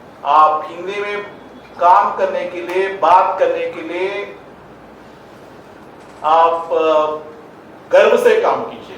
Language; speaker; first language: Hindi; non-native, local second language; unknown